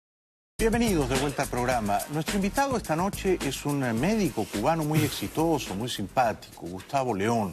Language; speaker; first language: Spanish; native; Spanish